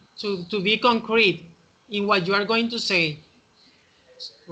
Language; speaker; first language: English; non-native, fluent; Spanish